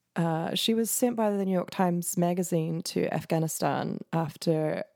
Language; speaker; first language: English; native; English